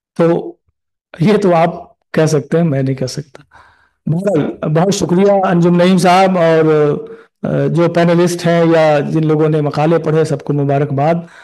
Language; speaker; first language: Urdu; native; Urdu